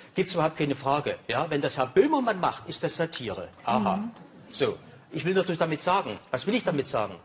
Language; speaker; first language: German; native; German